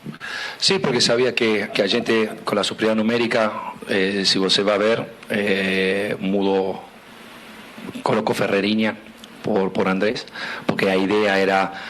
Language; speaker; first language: Portuguese; non-native, fluent; Spanish